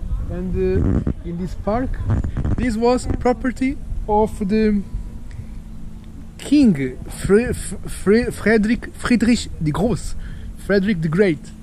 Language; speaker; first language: English; non-native, fluent; Portuguese